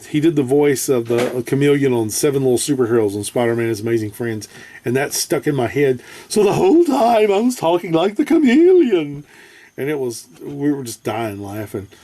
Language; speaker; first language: English; native; English